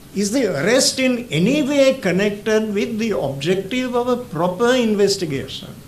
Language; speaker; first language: English; non-native, local second language; Sinhala